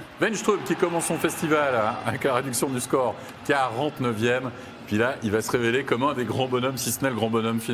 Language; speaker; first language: French; native; French